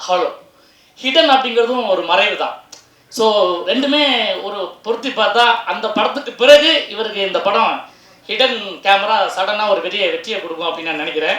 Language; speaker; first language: Tamil; native; Tamil